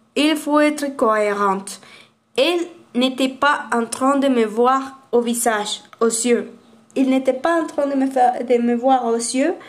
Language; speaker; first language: French; non-native, learner; Spanish